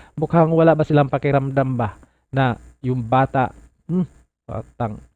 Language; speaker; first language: Filipino; non-native, local second language; Cebuano